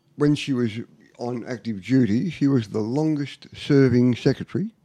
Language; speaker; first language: English; native; English